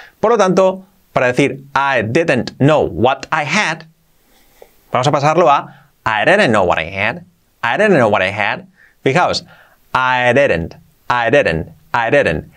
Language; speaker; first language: English; non-native, fluent; Spanish